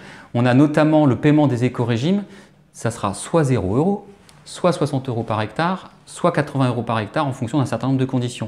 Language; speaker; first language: French; native; French